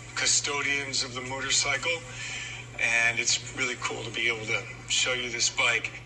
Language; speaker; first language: English; native; English